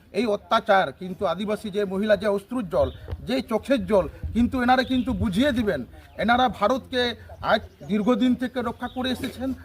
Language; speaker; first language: Bangla; non-native, local second language; Santali